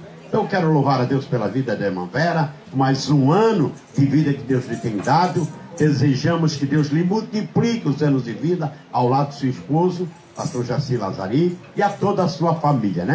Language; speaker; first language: Portuguese; native; Portuguese